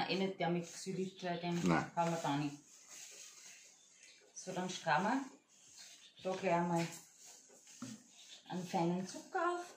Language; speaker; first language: German; native; German